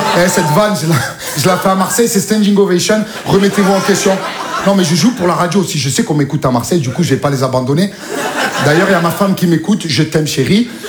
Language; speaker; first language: French; native; French